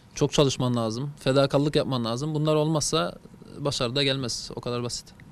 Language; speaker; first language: Turkish; early bilingual, heritage; Turkish